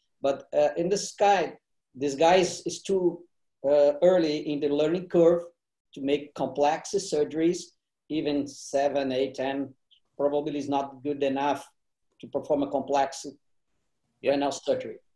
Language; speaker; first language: English; non-native, fluent; Portuguese